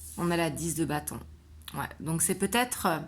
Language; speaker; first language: French; native; French